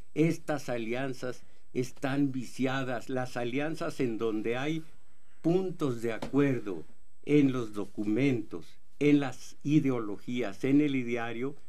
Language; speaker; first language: Spanish; native; Spanish